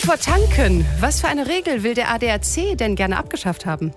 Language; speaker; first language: German; native; German